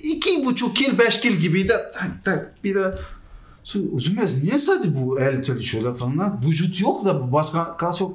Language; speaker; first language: Turkish; non-native, learner; Portuguese